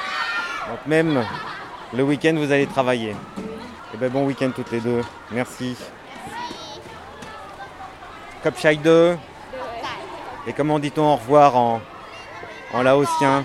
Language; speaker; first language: French; native; French